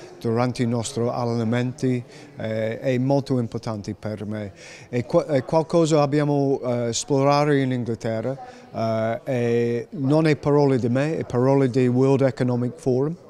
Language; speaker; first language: Italian; non-native, learner; English